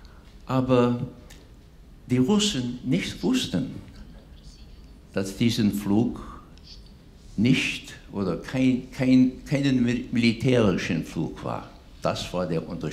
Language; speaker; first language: German; non-native, fluent; English